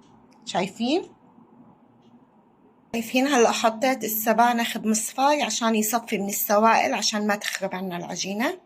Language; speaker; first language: Arabic; native; Arabic